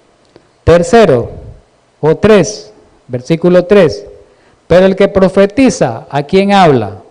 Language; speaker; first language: Spanish; native; Spanish